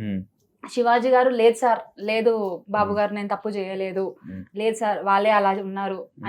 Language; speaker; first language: Telugu; native; Telugu